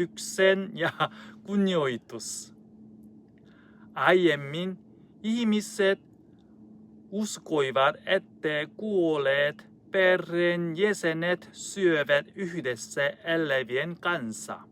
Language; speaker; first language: Finnish; non-native, learner; Korean